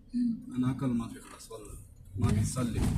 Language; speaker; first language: Arabic; non-native, learner; Hindi